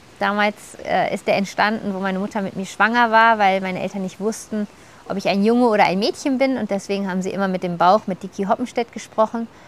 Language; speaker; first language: German; native; German